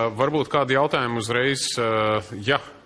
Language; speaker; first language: Latvian; native; Latvian